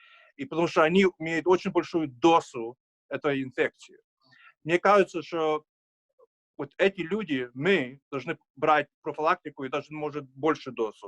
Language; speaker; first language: Russian; early bilingual, heritage; Russian